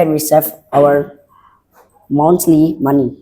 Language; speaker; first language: English; non-native, learner; Indonesian